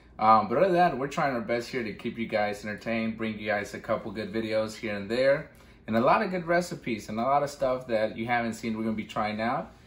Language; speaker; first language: English; early bilingual, other home language; Spanish